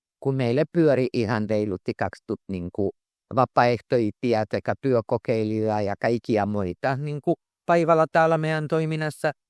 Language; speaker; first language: Finnish; non-native, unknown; Croatian